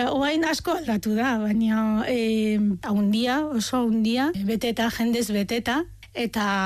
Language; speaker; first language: Basque; non-native, fluent; Arabic